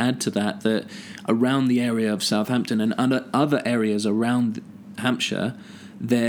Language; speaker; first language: English; native; English